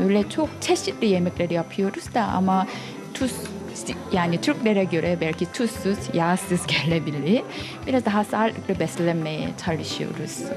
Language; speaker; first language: Turkish; non-native, fluent; Korean